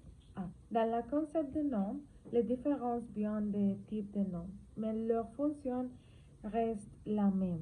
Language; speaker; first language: French; non-native, learner; Spanish